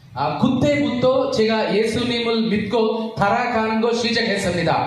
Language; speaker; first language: Korean; non-native, learner; Telugu